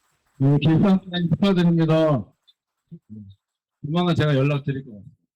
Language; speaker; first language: Korean; native; Korean